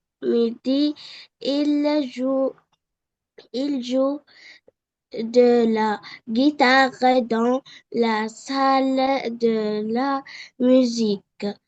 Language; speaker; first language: French; non-native, learner; Arabic